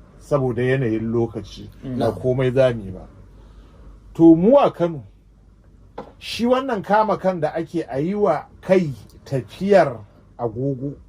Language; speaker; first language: Hausa; native; Hausa